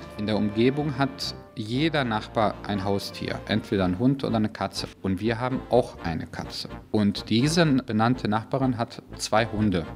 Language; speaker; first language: German; non-native, fluent; Bosnian